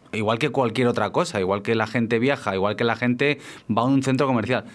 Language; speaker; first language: Spanish; native; Spanish